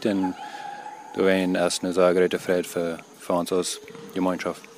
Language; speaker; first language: German; non-native, local second language; Plautdietsch